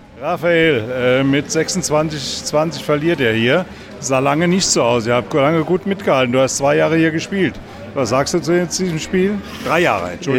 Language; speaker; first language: German; native; German